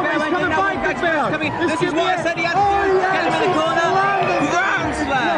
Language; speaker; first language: English; native; English